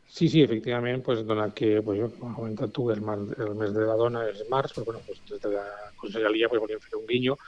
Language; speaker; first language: Catalan; native; Catalan